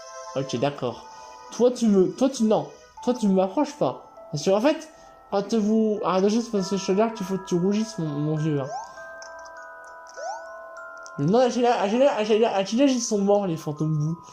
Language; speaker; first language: French; native; French